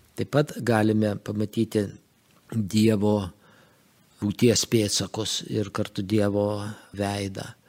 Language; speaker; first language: Lithuanian; native; Lithuanian